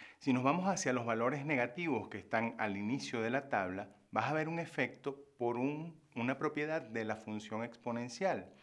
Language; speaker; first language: Spanish; native; Spanish